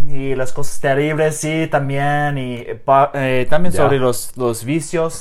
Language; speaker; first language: Spanish; non-native, learner; English